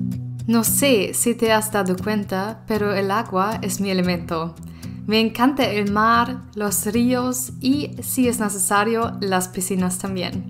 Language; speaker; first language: Spanish; non-native, learner; German